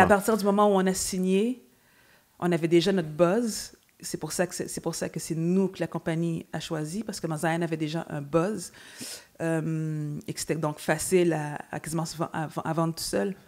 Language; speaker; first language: French; native; French